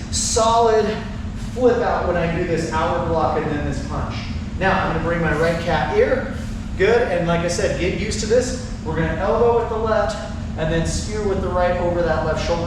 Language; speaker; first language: English; native; English